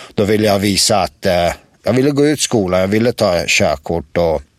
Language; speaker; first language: Swedish; early bilingual, other home language; Bosnian